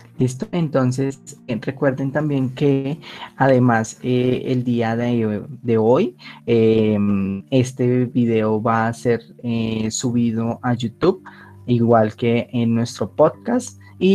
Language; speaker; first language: Spanish; native; Spanish